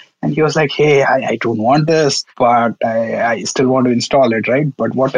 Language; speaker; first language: English; non-native, local second language; Marathi